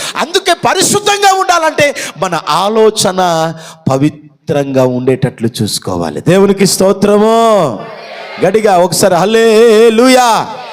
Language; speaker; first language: Telugu; non-native, local second language; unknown